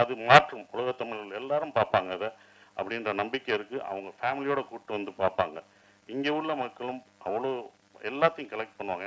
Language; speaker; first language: Tamil; native; Tamil